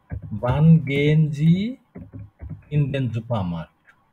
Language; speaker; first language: German; non-native, fluent; Bangla